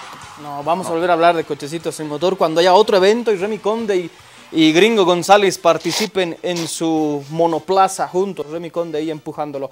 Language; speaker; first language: Spanish; native; Spanish